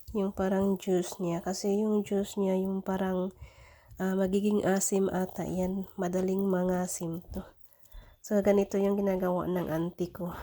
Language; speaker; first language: Filipino; non-native, local second language; Cebuano